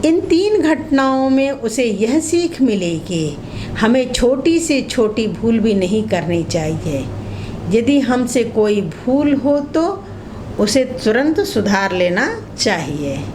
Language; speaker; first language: Hindi; non-native, local second language; Telugu